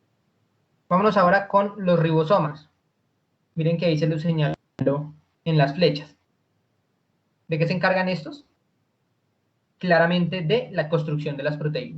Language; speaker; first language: Spanish; native; Spanish